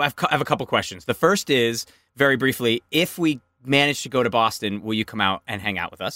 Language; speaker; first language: English; native; English